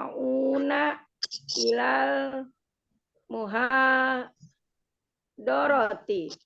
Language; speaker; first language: Arabic; non-native, learner; Indonesian